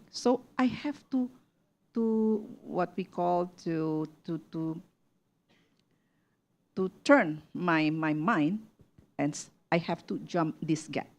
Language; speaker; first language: English; non-native, learner; Indonesian